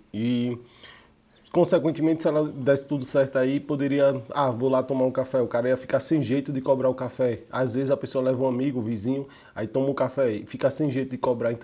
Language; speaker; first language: Portuguese; native; Portuguese